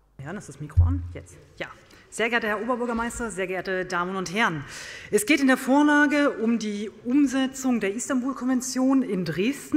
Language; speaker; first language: German; native; German